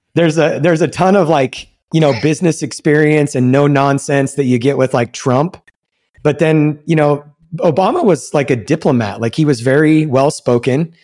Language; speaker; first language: English; early bilingual, other home language; Spanish